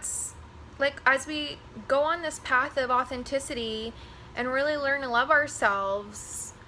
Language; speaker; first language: English; native; English